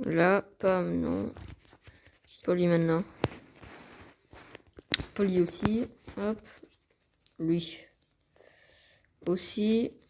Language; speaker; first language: French; native; French